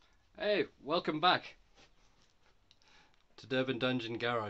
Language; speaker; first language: English; native; English